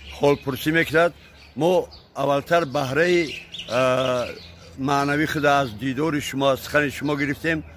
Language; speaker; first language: Tajik; native; Tajik